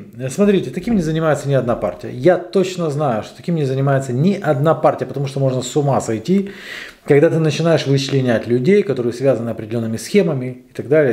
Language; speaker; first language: Russian; native; Russian